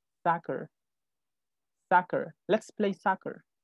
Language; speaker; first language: English; non-native, fluent; Spanish